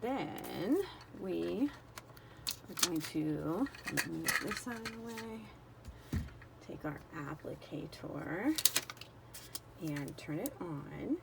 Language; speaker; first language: English; native; English